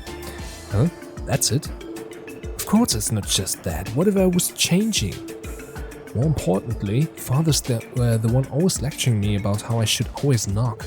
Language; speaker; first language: English; non-native, fluent; German